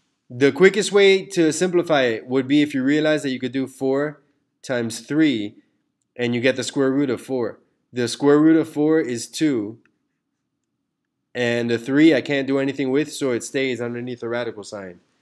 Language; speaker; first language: English; early bilingual, other home language; Spanish